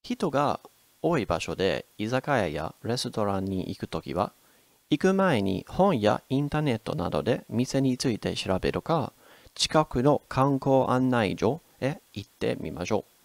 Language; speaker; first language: Japanese; non-native, fluent; English